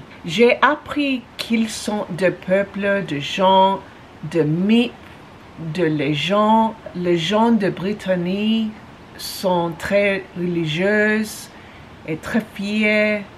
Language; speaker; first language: French; non-native, learner; English